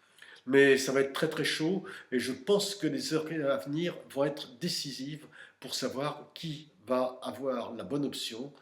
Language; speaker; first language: French; native; French